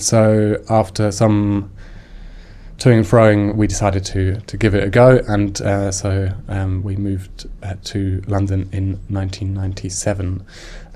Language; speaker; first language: English; non-native, fluent; German